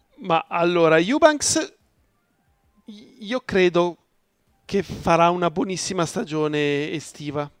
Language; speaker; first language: Italian; native; Italian